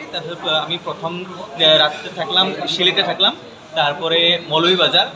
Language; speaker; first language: Bangla; non-native, local second language; Assamese